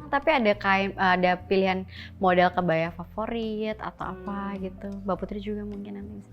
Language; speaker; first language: Indonesian; native; Indonesian